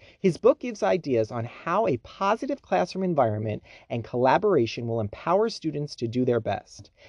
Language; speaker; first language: English; native; English